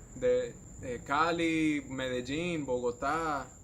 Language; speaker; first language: Spanish; native; Spanish